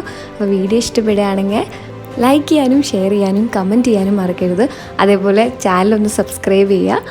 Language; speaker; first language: Malayalam; native; Malayalam